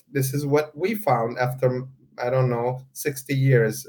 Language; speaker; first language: English; non-native, fluent; Arabic